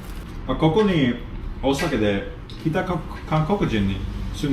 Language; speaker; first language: Japanese; non-native, learner; English